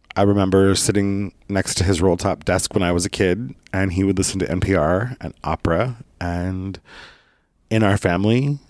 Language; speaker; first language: English; early bilingual, other home language; Italian